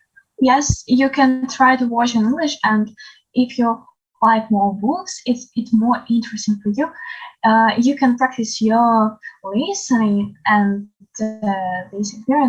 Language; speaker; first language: English; non-native, learner; Ukrainian